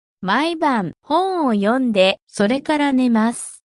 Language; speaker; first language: Japanese; non-native, fluent; Korean